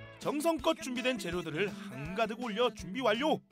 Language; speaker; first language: Korean; native; Korean